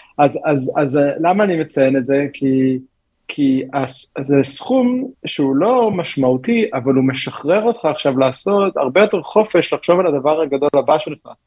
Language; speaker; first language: Hebrew; native; Hebrew